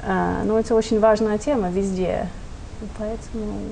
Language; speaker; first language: Russian; non-native, fluent; English